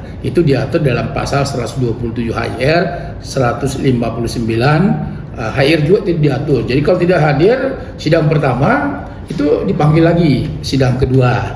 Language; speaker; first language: Indonesian; native; Indonesian